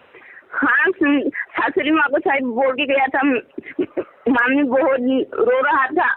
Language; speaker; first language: Hindi; non-native, local second language; Bangla